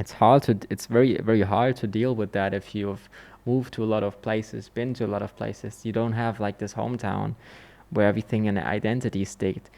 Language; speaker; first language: English; non-native, fluent; German